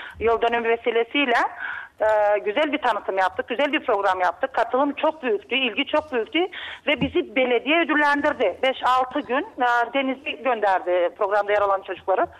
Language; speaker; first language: Turkish; native; Turkish